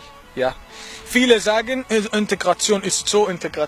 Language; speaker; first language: German; non-native, learner; Arabic